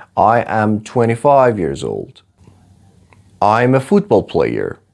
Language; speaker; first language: English; non-native, fluent; Persian